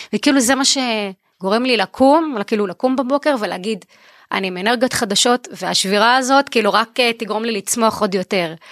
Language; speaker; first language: Hebrew; non-native, local second language; Arabic